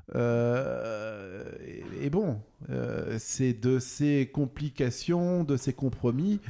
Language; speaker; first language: French; native; French